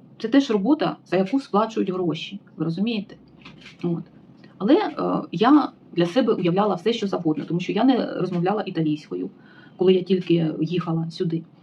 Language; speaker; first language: Ukrainian; native; Ukrainian